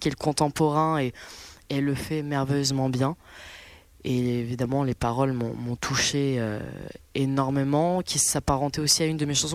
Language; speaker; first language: French; native; French